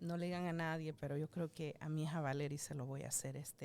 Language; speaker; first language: Spanish; native; Spanish